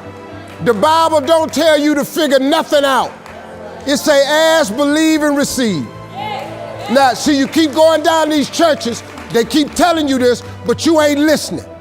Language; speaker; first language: English; native; English